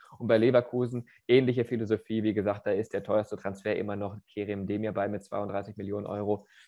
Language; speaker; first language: German; native; German